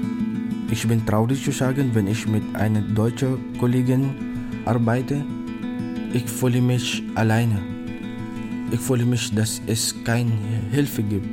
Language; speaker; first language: German; non-native, learner; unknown